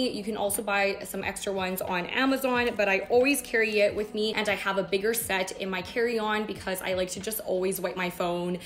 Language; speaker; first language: English; native; English